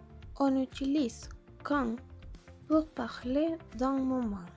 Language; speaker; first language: French; non-native, learner; Spanish